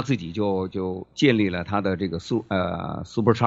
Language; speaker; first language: Chinese; native; Chinese